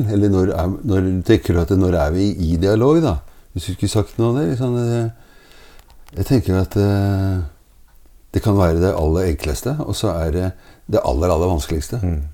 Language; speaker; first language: Norwegian; native; Norwegian